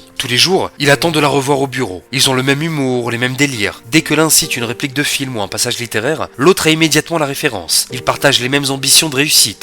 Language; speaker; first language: French; native; French